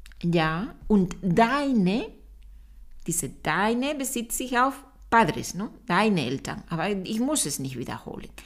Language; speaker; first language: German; non-native, fluent; Spanish